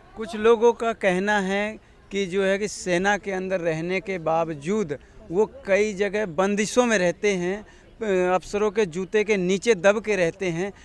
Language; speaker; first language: Hindi; native; Hindi